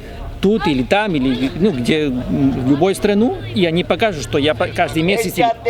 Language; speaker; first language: Russian; non-native, fluent; Spanish